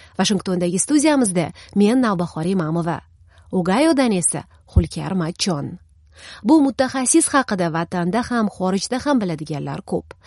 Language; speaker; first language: Uzbek; native; Uzbek